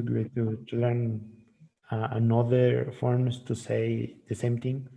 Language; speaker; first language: English; non-native, learner; Spanish